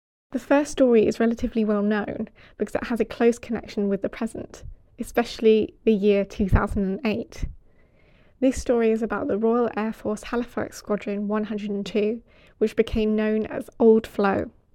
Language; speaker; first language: English; native; English